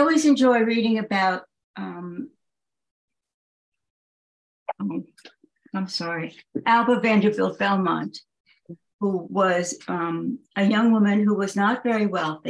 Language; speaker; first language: English; native; English